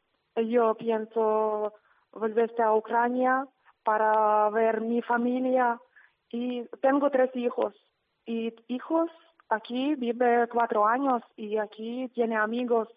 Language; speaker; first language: Spanish; non-native, learner; Ukrainian